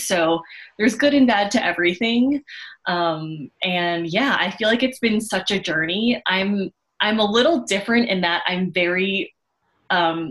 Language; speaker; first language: English; native; English